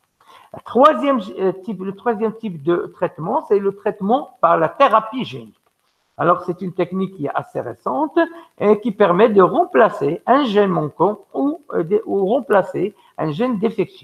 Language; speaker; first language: French; non-native, local second language; Arabic